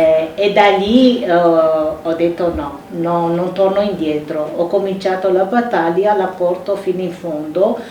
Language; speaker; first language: Italian; non-native, fluent; Arabic